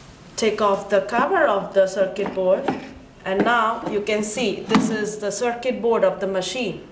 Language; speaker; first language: English; non-native, learner; Chinese